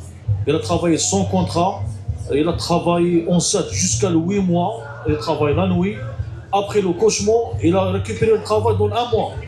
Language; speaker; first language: French; non-native, learner; Arabic